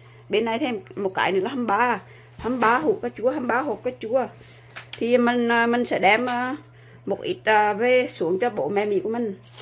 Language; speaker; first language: Vietnamese; native; Vietnamese